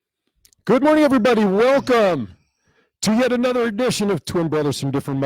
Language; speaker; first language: English; native; English